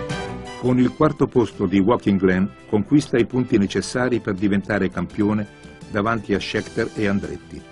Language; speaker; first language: Italian; native; Italian